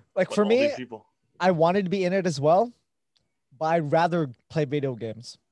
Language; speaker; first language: English; early bilingual, other home language; Filipino